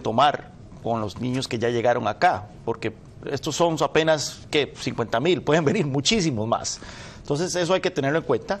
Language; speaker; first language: Spanish; native; Spanish